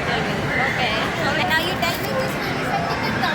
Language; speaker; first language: English; non-native, learner; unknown